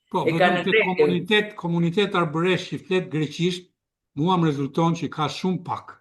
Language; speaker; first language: Albanian; native; Albanian